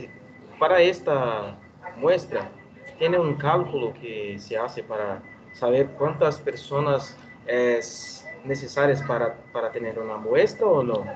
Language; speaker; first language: Spanish; non-native, learner; Portuguese